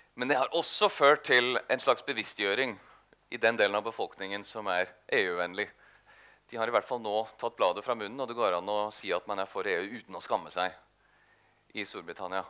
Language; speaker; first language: Norwegian; native; Norwegian